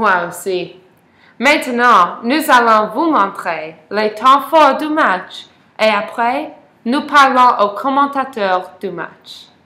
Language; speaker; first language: French; non-native, learner; English